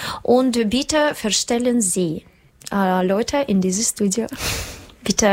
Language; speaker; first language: German; non-native, learner; Russian